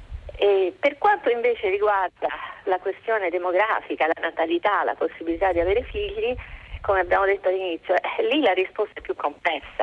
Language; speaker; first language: Italian; native; Italian